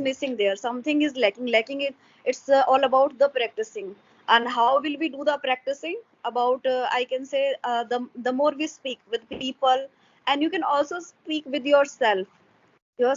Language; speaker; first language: English; non-native, local second language; Hindi